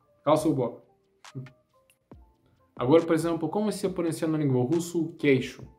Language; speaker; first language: Portuguese; non-native, learner; Russian